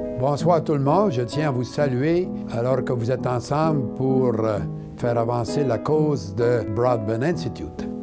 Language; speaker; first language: French; native; French